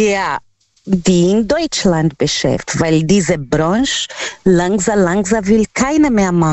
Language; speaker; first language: German; non-native, fluent; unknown